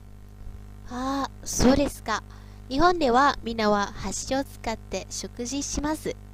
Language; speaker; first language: Japanese; non-native, learner; Vietnamese